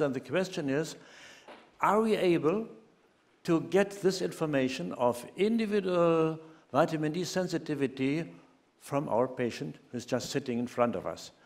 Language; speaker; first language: English; non-native, fluent; German